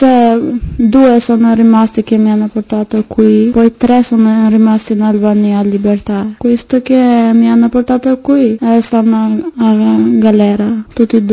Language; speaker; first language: Italian; non-native, learner; Albanian